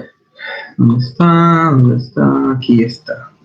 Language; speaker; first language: Spanish; native; Spanish